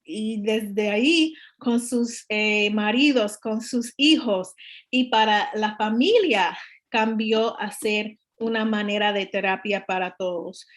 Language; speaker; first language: Spanish; non-native, learner; English